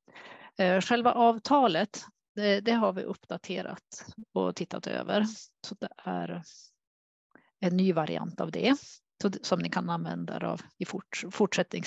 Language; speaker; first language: Swedish; native; Swedish